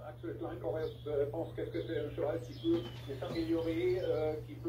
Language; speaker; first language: French; non-native, fluent; German